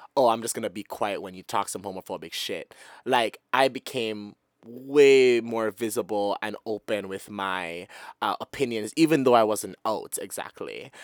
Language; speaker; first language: English; non-native, local second language; Jamaican Creole English